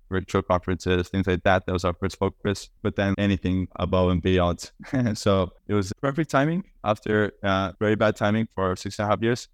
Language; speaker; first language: English; non-native, fluent; Estonian